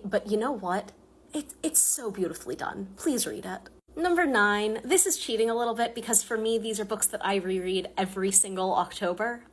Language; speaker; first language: English; native; English